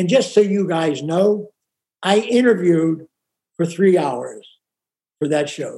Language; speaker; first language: English; native; English